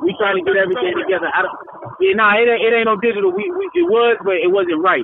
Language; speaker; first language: English; native; English